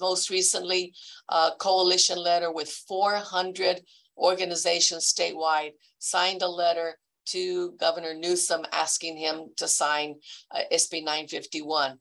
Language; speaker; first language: English; early bilingual, other home language; Spanish